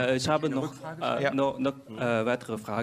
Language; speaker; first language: German; non-native, learner; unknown